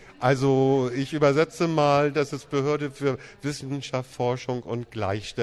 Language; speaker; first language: German; native; German